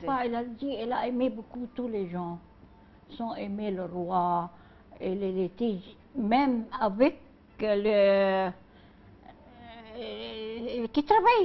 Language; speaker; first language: French; non-native, learner; Arabic